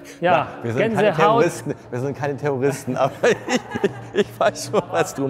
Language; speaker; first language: German; native; German